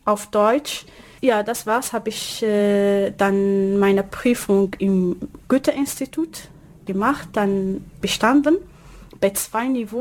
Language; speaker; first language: German; non-native, learner; Arabic